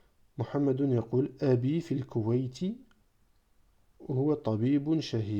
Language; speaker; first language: Arabic; non-native, fluent; French